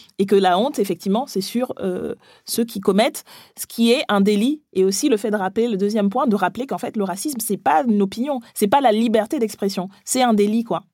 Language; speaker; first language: French; early bilingual, other home language; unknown